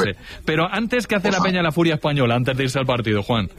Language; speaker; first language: Spanish; native; Spanish